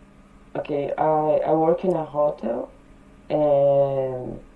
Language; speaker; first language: English; non-native, learner; Portuguese